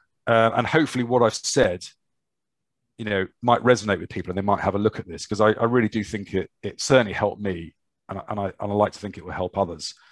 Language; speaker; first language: English; native; English